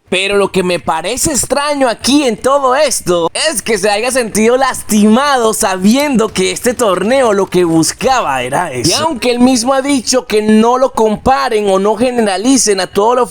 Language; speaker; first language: Spanish; native; Spanish